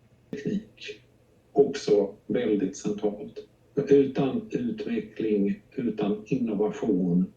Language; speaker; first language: Swedish; native; Swedish